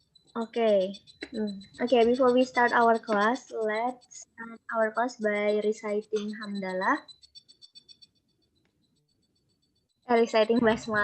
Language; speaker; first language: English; non-native, learner; Indonesian